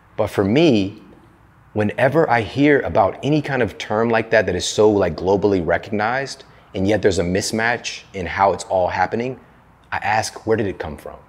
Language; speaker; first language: English; native; English